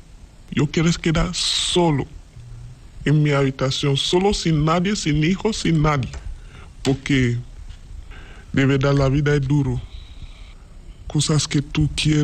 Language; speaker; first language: Spanish; non-native, learner; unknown